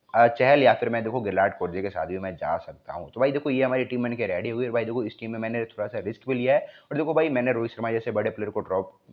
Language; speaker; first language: Hindi; native; Hindi